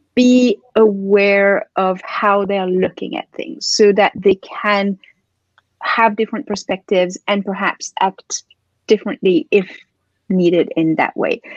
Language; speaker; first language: English; non-native, fluent; French